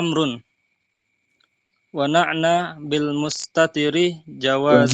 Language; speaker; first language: Arabic; non-native, learner; Indonesian